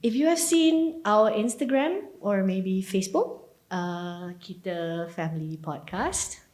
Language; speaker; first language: English; non-native, local second language; Malay